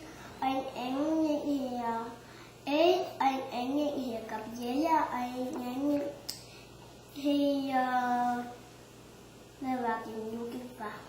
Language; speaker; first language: Danish; early bilingual, heritage; Danish